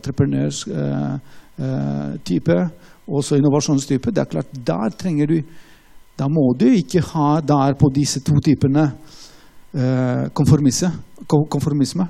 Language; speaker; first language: Norwegian; non-native, fluent; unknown